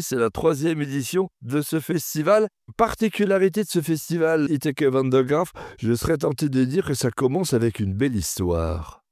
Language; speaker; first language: French; native; French